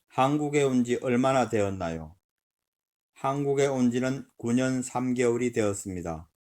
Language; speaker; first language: Korean; non-native, learner; Filipino